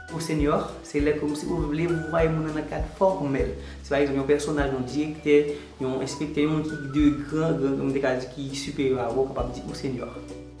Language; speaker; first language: French; non-native, learner; Haitian Creole